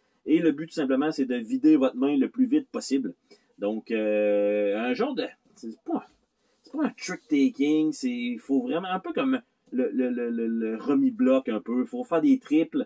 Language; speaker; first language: French; native; French